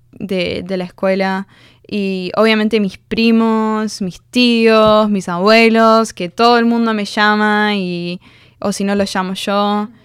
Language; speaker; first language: Spanish; native; Spanish